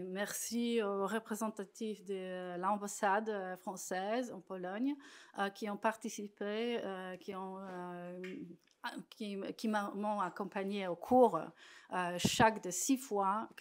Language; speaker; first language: French; non-native, fluent; Polish